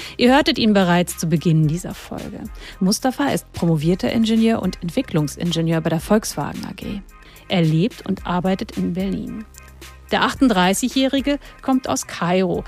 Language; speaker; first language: German; native; German